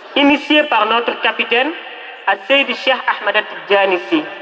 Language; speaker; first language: French; non-native, local second language; Wolof